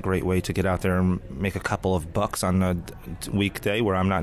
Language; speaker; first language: English; native; English